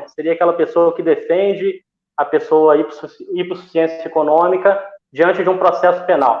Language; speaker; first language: Portuguese; native; Portuguese